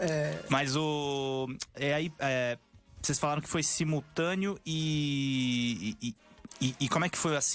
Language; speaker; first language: Portuguese; native; Portuguese